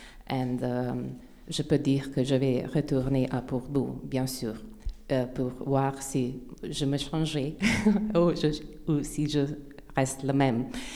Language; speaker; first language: French; non-native, learner; Slovenian